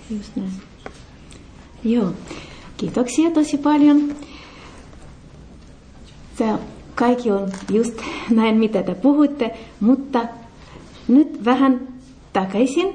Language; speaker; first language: Finnish; non-native, learner; Russian